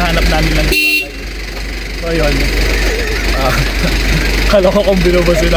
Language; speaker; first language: Filipino; native; Filipino